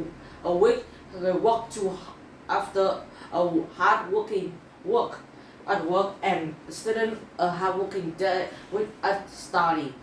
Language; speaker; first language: English; non-native, learner; Vietnamese